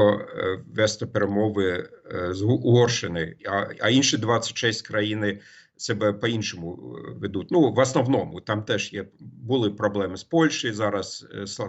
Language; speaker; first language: Ukrainian; non-native, fluent; German